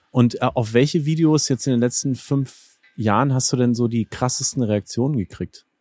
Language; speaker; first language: German; native; German